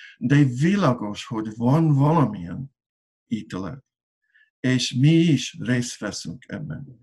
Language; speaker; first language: Hungarian; non-native, learner; English